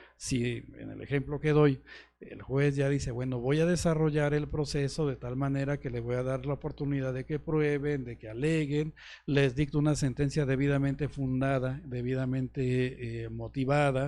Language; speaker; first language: Spanish; native; Spanish